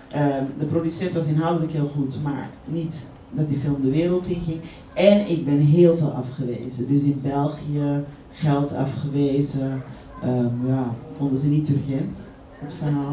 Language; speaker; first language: Dutch; native; Dutch